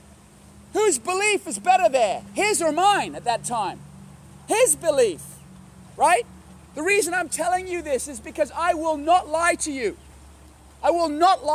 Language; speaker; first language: English; native; English